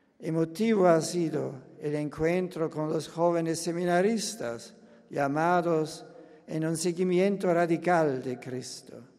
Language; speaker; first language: Spanish; non-native, fluent; German